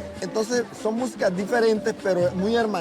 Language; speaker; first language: Spanish; native; Spanish